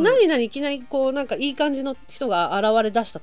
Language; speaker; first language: Japanese; native; Japanese